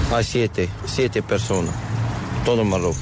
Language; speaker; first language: Spanish; non-native, learner; Arabic